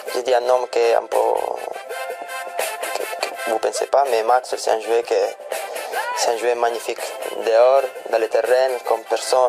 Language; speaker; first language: French; non-native, fluent; Italian